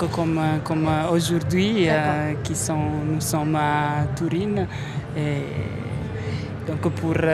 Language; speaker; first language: French; non-native, fluent; Italian